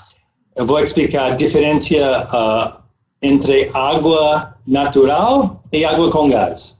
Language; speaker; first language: Portuguese; non-native, learner; English